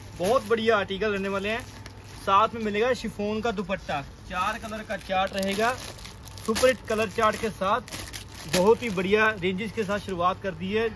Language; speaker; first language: Hindi; non-native, local second language; Punjabi